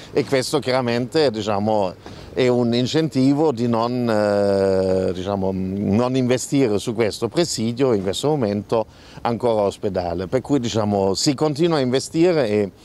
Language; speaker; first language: Italian; non-native, fluent; German